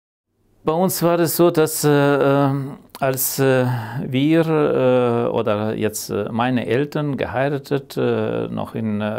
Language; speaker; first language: German; early bilingual, heritage; German